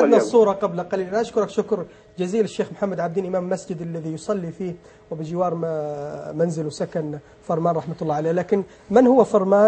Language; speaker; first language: Arabic; native; Arabic